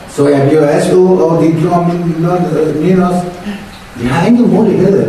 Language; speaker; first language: Danish; non-native, learner; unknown